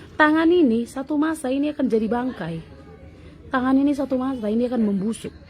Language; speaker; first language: Indonesian; native; Indonesian